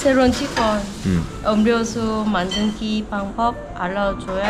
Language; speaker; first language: Korean; non-native, learner; Vietnamese